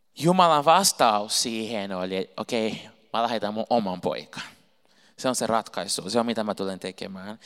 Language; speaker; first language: Finnish; non-native, fluent; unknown